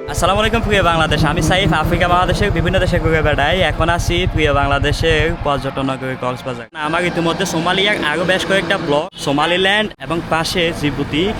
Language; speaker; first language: Bangla; native; Bangla